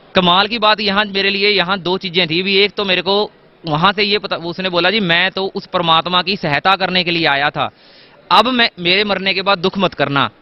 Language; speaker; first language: Hindi; native; Hindi